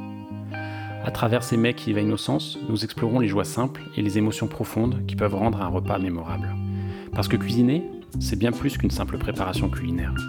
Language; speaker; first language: French; native; French